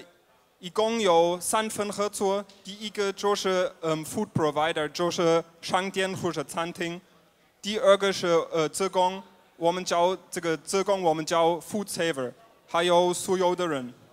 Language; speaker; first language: Chinese; non-native, fluent; German